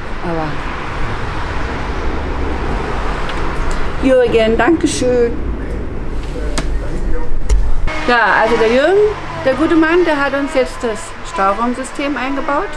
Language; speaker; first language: German; native; German